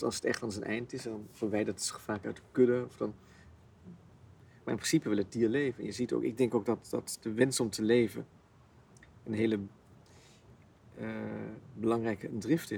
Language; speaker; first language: Dutch; native; Dutch